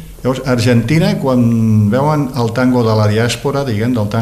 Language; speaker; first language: Catalan; native; Catalan